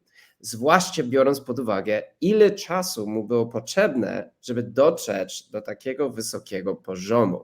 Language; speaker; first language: Polish; non-native, fluent; English